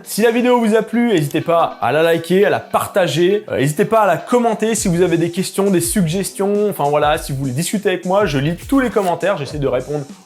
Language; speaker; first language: French; native; French